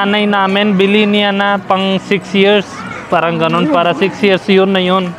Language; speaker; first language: Filipino; non-native, learner; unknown